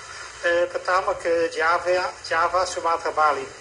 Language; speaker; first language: Indonesian; non-native, fluent; Dutch